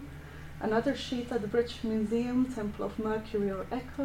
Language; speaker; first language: English; non-native, fluent; Dutch